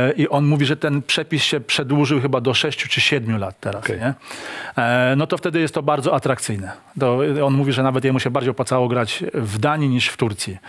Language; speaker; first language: Polish; native; Polish